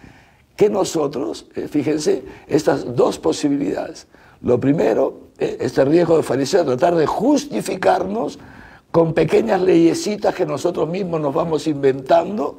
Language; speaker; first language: Spanish; native; Spanish